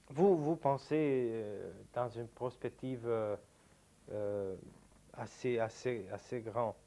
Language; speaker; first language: French; non-native, fluent; Italian